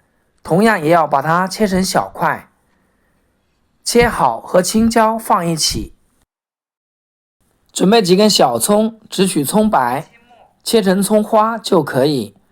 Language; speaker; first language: Chinese; native; Chinese